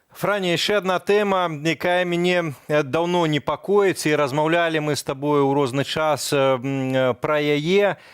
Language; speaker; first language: Belarusian; native; Belarusian